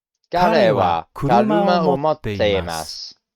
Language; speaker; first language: Japanese; non-native, learner; English